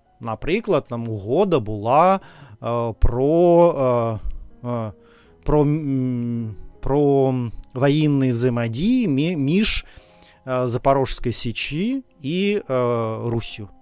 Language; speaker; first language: Ukrainian; non-native, learner; Russian